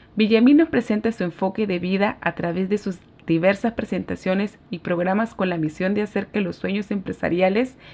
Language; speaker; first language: Spanish; native; Spanish